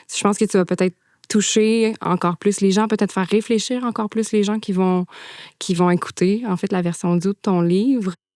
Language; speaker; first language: French; native; French